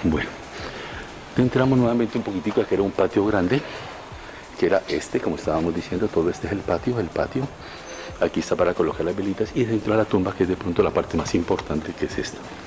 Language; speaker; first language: Spanish; native; Spanish